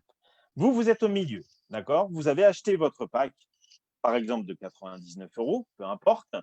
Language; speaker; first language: French; native; French